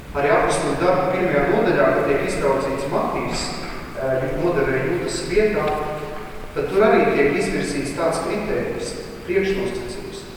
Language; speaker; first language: Latvian; native; Latvian